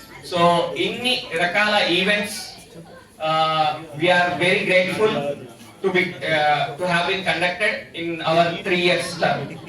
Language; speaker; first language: English; non-native, local second language; Telugu